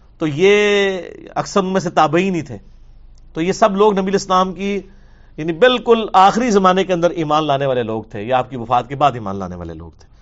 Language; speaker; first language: Urdu; non-native, local second language; Punjabi